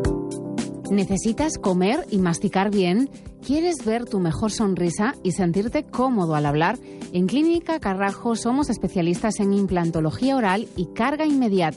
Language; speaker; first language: Spanish; native; Spanish